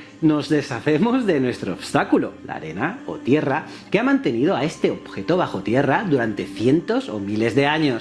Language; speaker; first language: Spanish; native; Spanish